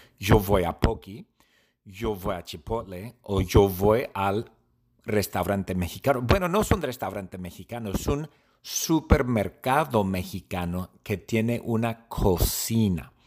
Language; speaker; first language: Spanish; non-native, learner; English